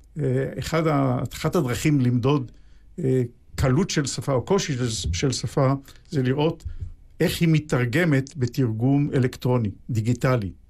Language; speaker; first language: Hebrew; native; Hebrew